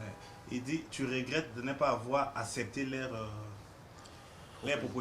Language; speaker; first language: French; non-native, fluent; Turkish